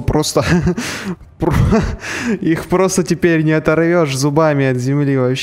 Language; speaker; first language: Russian; native; Russian